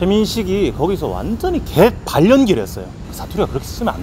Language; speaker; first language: Korean; native; Korean